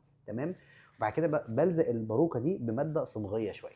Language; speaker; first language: Arabic; native; Arabic